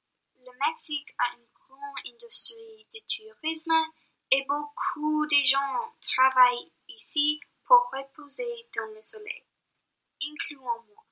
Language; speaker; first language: French; non-native, local second language; English